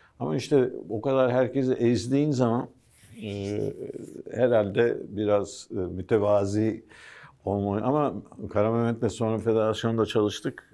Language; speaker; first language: Turkish; early bilingual, heritage; Turkish